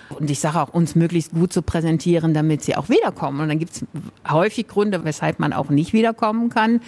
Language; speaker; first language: German; native; German